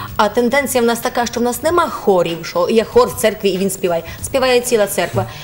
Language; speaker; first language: Ukrainian; early bilingual, heritage; Ukrainian